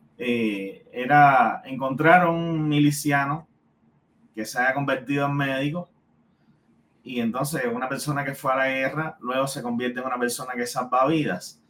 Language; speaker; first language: Spanish; native; Spanish